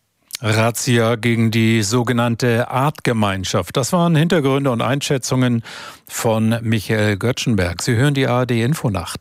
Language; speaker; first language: German; native; German